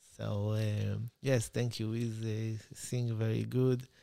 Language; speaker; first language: English; non-native, learner; Hebrew